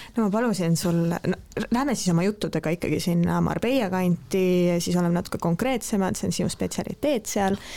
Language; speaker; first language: Estonian; native; Estonian